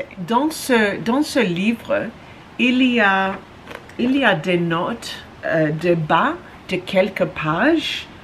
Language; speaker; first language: French; non-native, learner; English